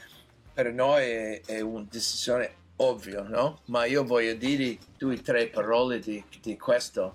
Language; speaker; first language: Italian; non-native, learner; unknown